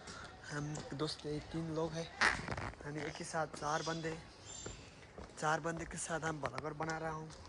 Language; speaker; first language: Hindi; non-native, learner; Nepali